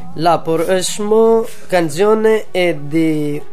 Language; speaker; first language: Italian; non-native, learner; Urdu